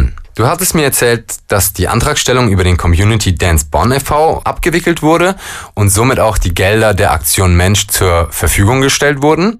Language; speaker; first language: German; native; German